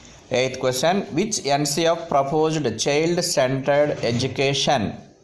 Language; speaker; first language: English; non-native, local second language; Telugu